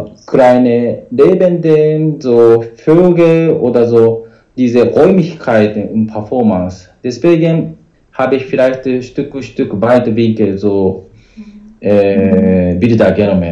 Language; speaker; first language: German; non-native, learner; Japanese